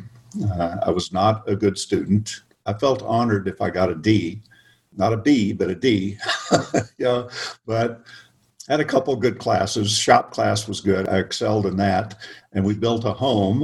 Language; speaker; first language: English; native; English